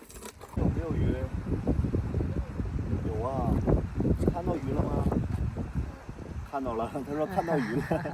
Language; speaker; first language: Chinese; native; Chinese